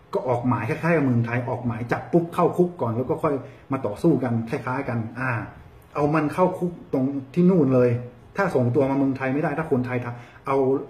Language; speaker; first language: Thai; early bilingual, heritage; Thai